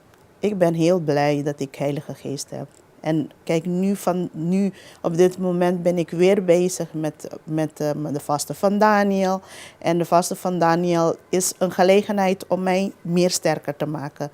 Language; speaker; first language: Dutch; non-native, local second language; Papiamento